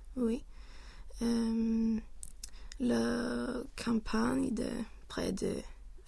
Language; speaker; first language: French; non-native, learner; Swedish